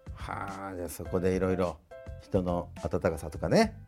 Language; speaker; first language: Japanese; non-native, fluent; Korean